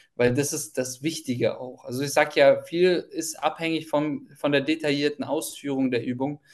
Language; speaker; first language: German; early bilingual, other home language; Ukrainian